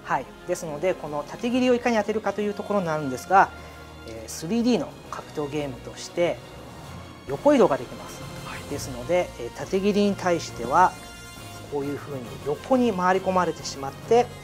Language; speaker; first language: Japanese; native; Japanese